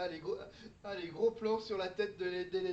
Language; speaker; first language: French; native; French